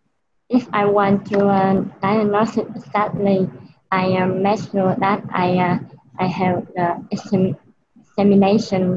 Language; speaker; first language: English; non-native, learner; Vietnamese